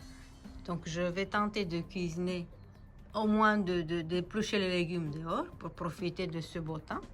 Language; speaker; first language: French; non-native, fluent; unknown